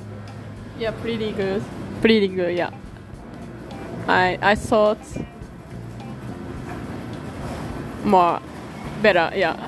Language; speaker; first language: English; non-native, learner; Japanese